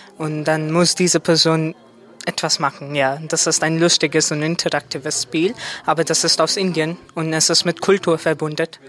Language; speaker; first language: German; non-native, learner; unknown